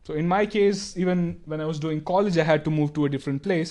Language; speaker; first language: English; non-native, local second language; Tamil